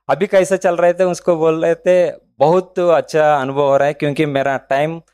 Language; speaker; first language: Hindi; non-native, local second language; Telugu